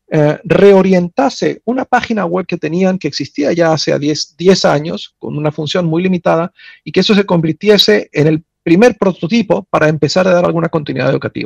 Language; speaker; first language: Spanish; native; Spanish